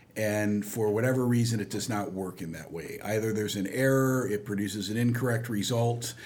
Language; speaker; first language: English; native; English